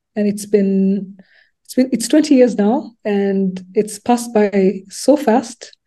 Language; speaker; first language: English; non-native, local second language; Luba-Lulua